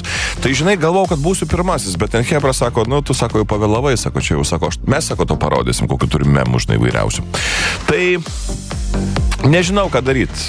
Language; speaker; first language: Lithuanian; native; Lithuanian